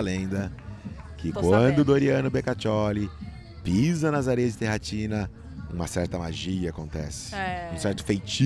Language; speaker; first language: Portuguese; native; Portuguese